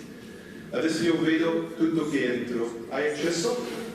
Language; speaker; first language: Italian; non-native, fluent; Dutch